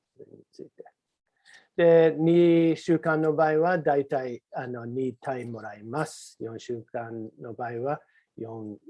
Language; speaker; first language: Japanese; non-native, fluent; English